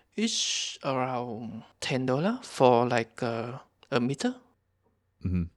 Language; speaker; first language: English; non-native, learner; Vietnamese